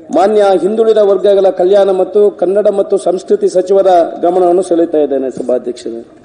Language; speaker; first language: Kannada; non-native, local second language; Tulu